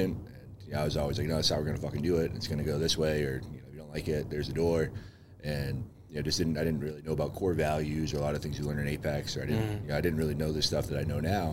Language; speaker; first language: English; native; English